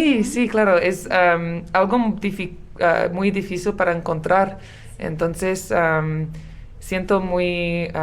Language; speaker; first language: Spanish; non-native, learner; English